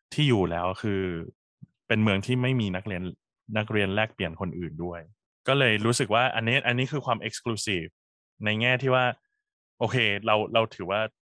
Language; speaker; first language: Thai; native; Thai